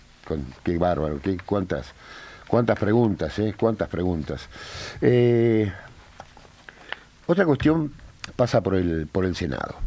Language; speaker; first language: Spanish; native; Spanish